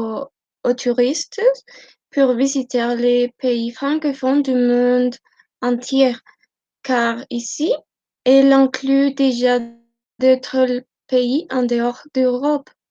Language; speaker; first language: French; non-native, learner; Spanish